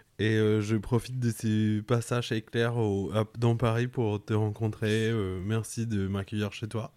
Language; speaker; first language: French; non-native, fluent; Spanish